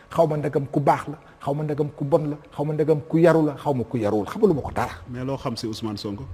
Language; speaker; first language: Wolof; non-native, local second language; Fula